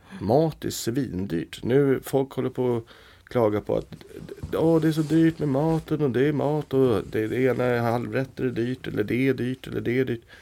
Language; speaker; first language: Swedish; native; Swedish